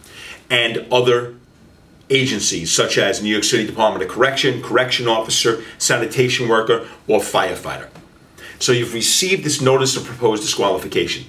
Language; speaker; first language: English; native; English